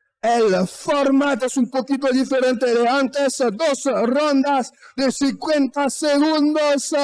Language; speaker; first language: Spanish; non-native, learner; French